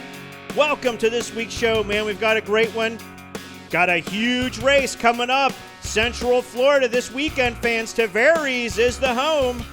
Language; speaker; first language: English; native; English